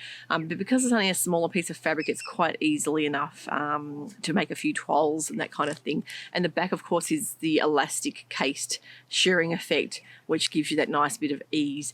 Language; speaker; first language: English; native; English